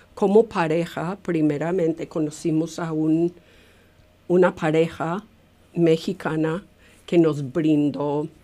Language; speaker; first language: Spanish; non-native, fluent; English